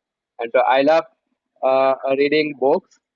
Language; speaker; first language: English; non-native, learner; Bangla